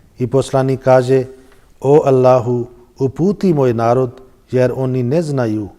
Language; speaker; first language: Bosnian; non-native, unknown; Urdu